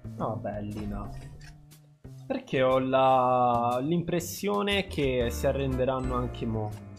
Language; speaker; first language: Italian; native; Italian